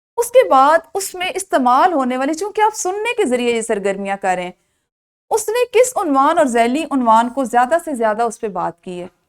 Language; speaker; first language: Urdu; non-native, local second language; Punjabi